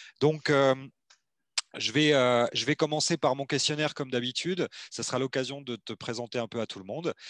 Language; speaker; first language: French; native; French